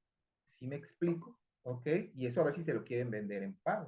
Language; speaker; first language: Spanish; native; Spanish